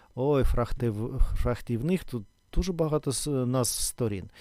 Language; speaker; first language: Ukrainian; native; Ukrainian